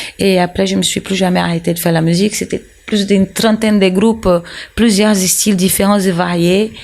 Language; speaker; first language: French; non-native, fluent; Portuguese